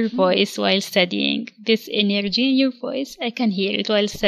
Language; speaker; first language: English; non-native, local second language; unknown